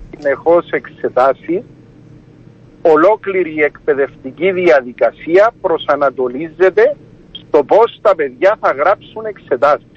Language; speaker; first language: Greek; early bilingual, heritage; Greek